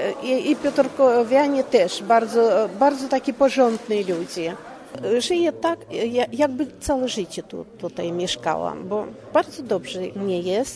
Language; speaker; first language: Polish; early bilingual, heritage; Russian